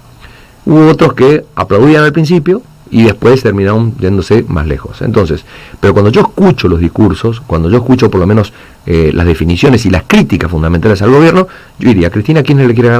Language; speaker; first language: Spanish; native; Spanish